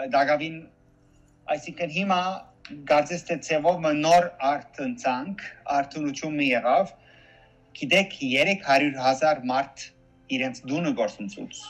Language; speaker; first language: Armenian; early bilingual, heritage; Armenian